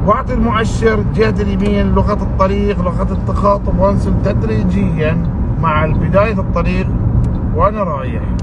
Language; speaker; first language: Arabic; native; Arabic